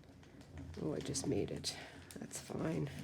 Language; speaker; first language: English; native; English